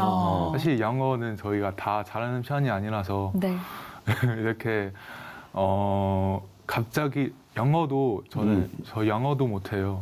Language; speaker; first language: Korean; non-native, fluent; Chinese